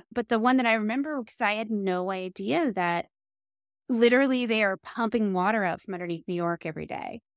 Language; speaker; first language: English; native; English